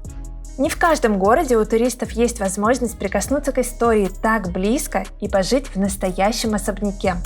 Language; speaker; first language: Russian; native; Russian